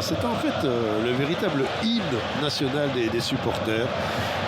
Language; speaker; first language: French; native; French